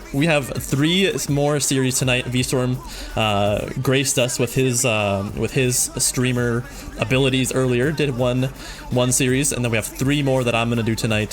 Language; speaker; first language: English; native; English